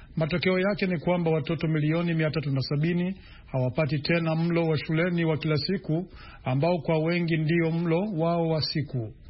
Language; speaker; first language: Swahili; non-native, local second language; Rundi